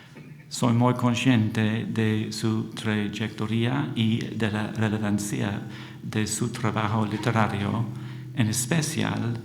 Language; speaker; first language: Spanish; non-native, fluent; English